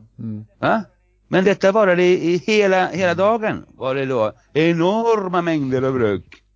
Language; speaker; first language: Swedish; non-native, fluent; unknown